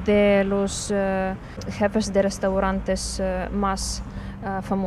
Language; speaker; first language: Spanish; non-native, learner; Ukrainian